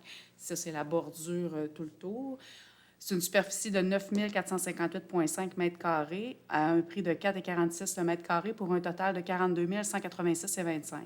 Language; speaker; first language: French; native; French